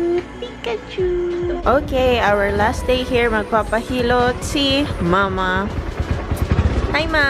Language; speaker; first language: Filipino; early bilingual, heritage; Filipino